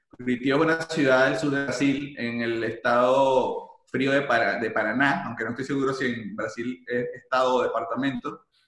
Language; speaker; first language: Spanish; native; Spanish